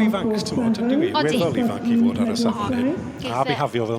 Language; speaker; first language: Welsh; native; Welsh